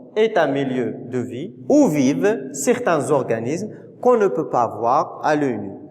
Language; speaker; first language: French; non-native, local second language; Arabic